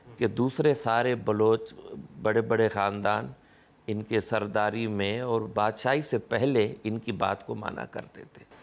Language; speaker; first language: Urdu; non-native, local second language; Sindhi